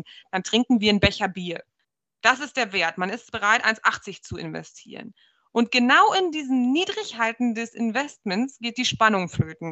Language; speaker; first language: German; native; German